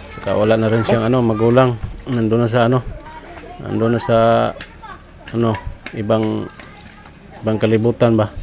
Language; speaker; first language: Filipino; non-native, local second language; Cebuano